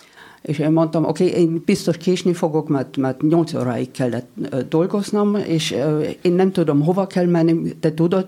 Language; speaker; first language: Hungarian; non-native, learner; German